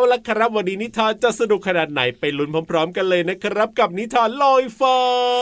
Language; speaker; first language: Thai; native; Thai